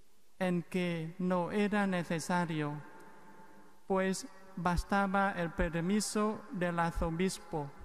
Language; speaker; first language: Spanish; non-native, fluent; Vietnamese